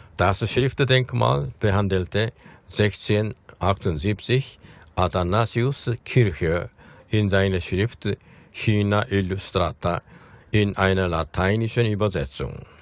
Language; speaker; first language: German; non-native, fluent; Korean